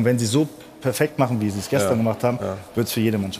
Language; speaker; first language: German; native; German